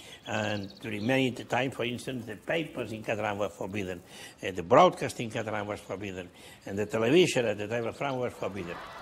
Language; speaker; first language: English; non-native, fluent; Catalan